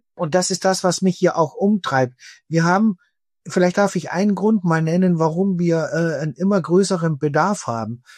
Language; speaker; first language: German; native; German